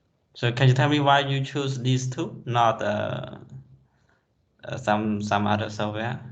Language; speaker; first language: English; non-native, fluent; Khmer